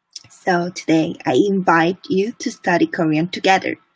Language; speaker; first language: English; non-native, fluent; Korean